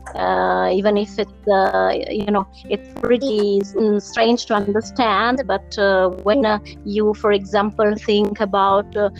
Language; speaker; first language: English; non-native, fluent; Italian